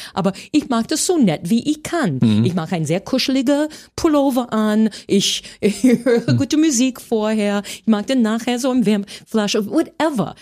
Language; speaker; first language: German; non-native, fluent; English